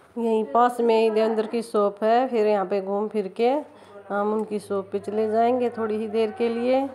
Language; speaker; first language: Hindi; native; Hindi